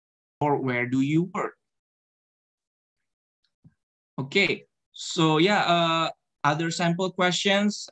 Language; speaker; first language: English; non-native, fluent; Indonesian